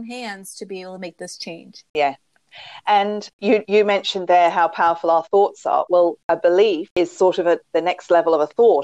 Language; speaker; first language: English; native; English